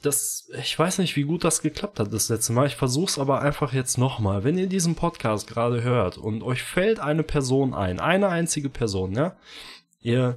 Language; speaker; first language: German; native; German